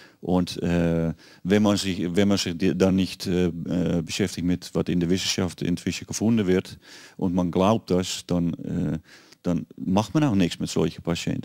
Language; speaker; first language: German; non-native, learner; Dutch